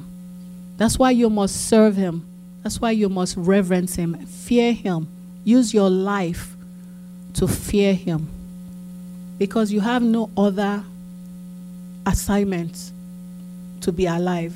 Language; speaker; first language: English; non-native, local second language; Yoruba